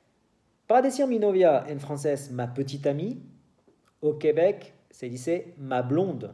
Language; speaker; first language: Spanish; non-native, learner; French